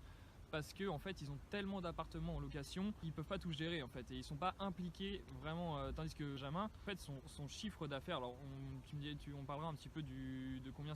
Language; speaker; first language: French; native; French